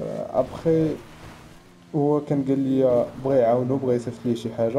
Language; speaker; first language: Arabic; native; Arabic